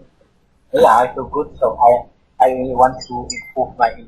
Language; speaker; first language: English; non-native, learner; Vietnamese